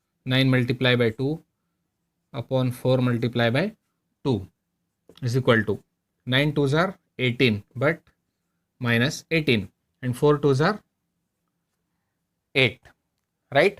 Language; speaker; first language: English; non-native, local second language; Hindi